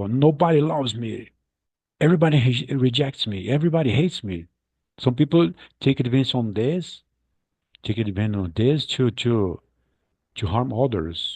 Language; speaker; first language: English; non-native, fluent; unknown